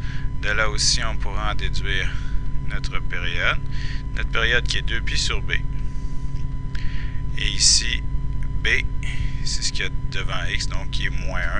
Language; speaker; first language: French; native; French